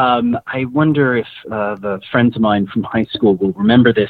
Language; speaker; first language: English; native; English